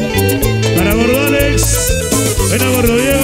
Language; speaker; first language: Spanish; native; Spanish